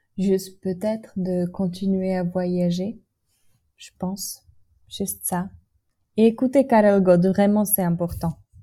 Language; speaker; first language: French; non-native, fluent; Czech